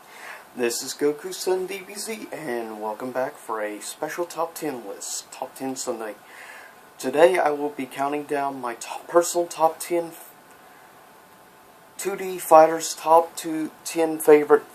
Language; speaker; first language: English; native; English